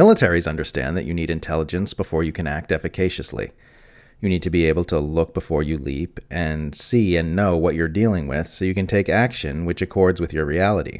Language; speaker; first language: English; native; English